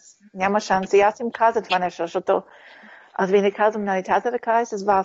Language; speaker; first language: Bulgarian; early bilingual, heritage; Bulgarian